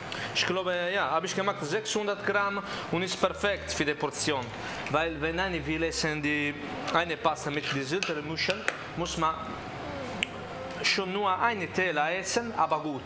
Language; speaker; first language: German; non-native, learner; Italian